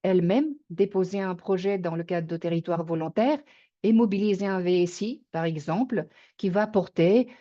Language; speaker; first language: French; native; French